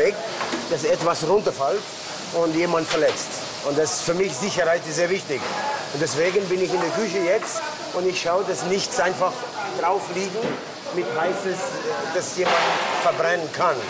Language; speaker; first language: German; non-native, learner; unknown